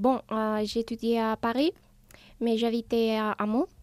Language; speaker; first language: French; non-native, fluent; Spanish